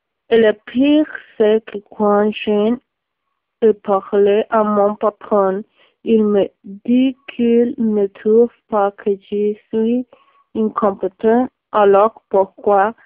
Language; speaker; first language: French; non-native, learner; Spanish